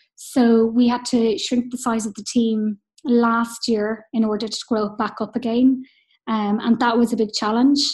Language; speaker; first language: English; native; English